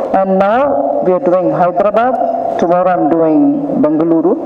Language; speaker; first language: English; non-native, local second language; Tamil